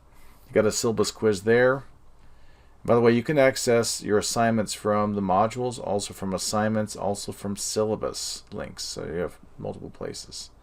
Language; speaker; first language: English; native; English